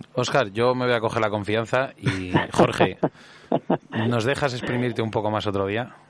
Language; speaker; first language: Spanish; native; Spanish